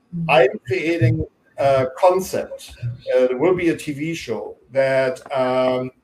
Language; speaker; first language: English; non-native, fluent; German